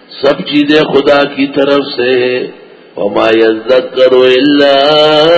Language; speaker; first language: Urdu; non-native, local second language; Pashto